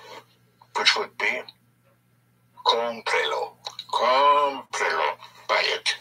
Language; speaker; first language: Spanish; non-native, learner; English